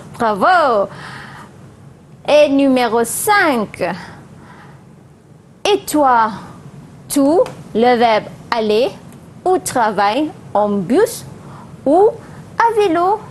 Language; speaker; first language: French; non-native, fluent; Malay